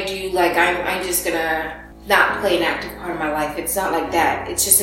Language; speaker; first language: English; native; English